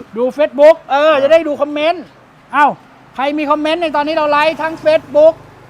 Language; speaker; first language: Thai; native; Thai